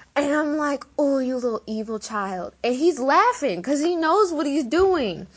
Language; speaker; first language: English; native; English